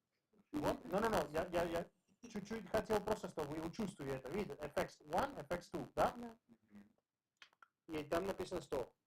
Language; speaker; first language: Russian; non-native, learner; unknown